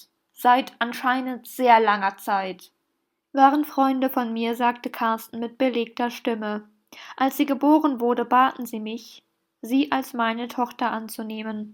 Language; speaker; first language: German; native; German